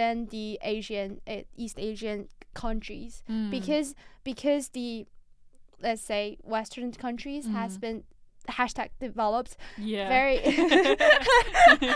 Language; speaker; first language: English; non-native, fluent; Chinese